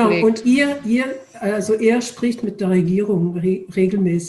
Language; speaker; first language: German; non-native, fluent; English